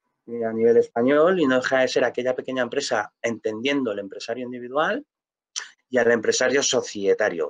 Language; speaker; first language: Spanish; native; Spanish